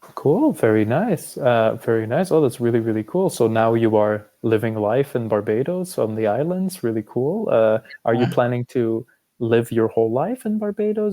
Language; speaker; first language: English; non-native, fluent; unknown